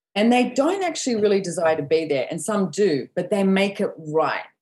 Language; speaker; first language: English; native; English